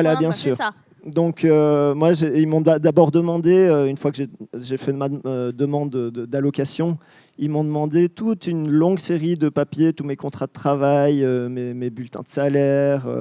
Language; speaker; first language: French; native; French